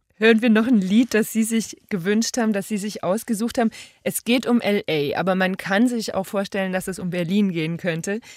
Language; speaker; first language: German; native; German